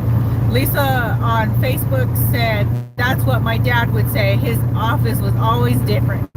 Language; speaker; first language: English; native; English